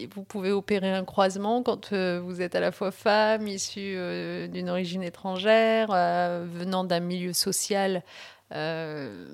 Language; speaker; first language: French; early bilingual, other home language; Riffian